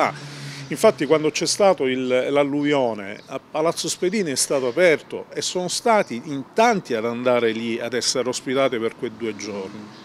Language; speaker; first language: Italian; native; Italian